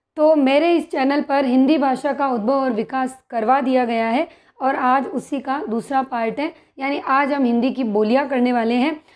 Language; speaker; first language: Hindi; native; Hindi